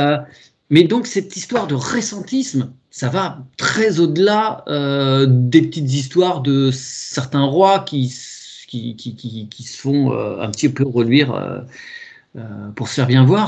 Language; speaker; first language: French; native; French